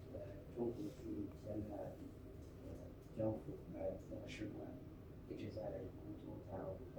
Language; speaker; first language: Chinese; non-native, fluent; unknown